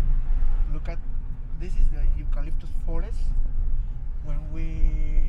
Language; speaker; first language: English; non-native, learner; Spanish